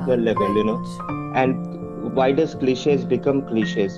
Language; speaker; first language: English; non-native, local second language; Bangla